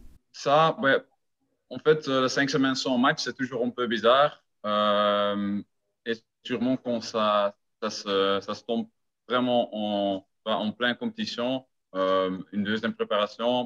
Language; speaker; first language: French; non-native, local second language; Dutch